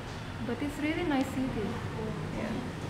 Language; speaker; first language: English; non-native, fluent; Indonesian